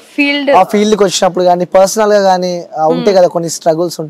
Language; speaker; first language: Telugu; native; Telugu